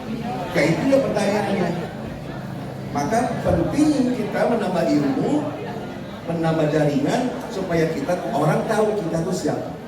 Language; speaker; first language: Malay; non-native, local second language; Sundanese